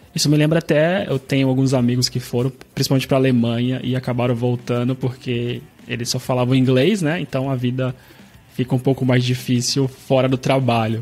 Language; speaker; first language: Portuguese; native; Portuguese